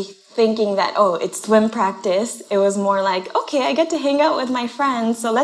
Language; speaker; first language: English; non-native, fluent; Japanese